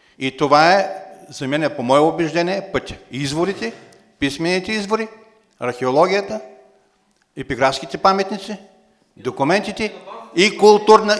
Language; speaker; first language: Bulgarian; native; Bulgarian